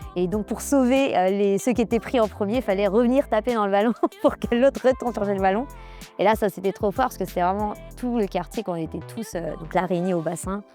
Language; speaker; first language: French; native; French